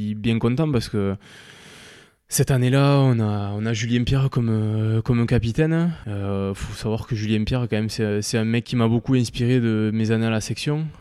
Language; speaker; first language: French; native; French